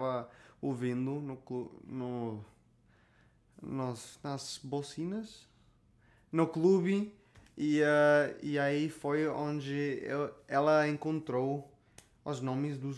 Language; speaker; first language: Portuguese; non-native, learner; Spanish